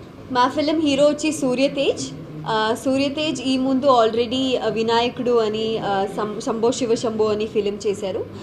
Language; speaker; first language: Telugu; non-native, local second language; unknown